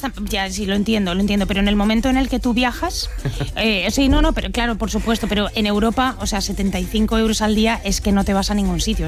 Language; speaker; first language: Spanish; native; Spanish